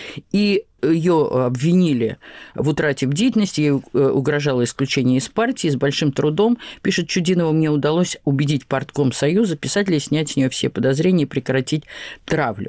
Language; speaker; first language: Russian; native; Russian